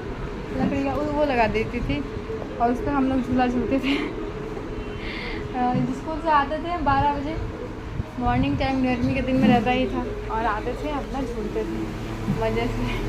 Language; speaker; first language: Hindi; native; Hindi